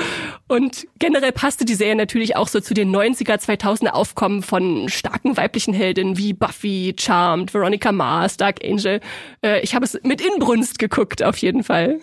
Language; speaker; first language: German; native; German